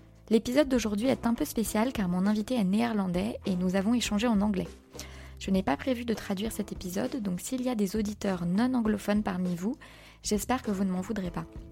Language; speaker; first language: French; native; French